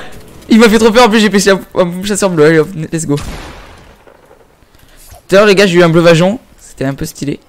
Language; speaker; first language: French; native; French